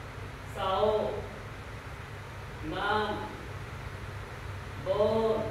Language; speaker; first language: Vietnamese; non-native, learner; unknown